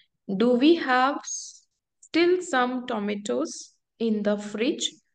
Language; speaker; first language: English; non-native, local second language; Hindi